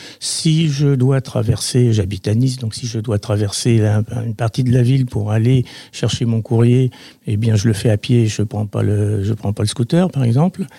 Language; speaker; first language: French; native; French